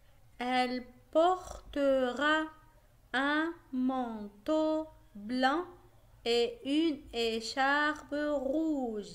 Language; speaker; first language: French; non-native, local second language; Arabic